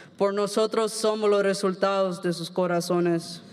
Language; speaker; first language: Spanish; early bilingual, other home language; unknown